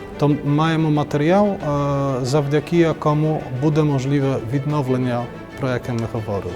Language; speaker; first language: Ukrainian; non-native, fluent; Polish